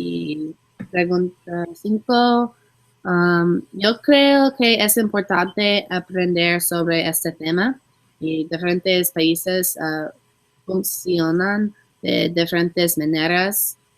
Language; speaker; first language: Spanish; non-native, learner; English